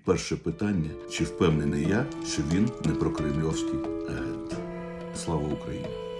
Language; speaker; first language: Ukrainian; non-native, local second language; Russian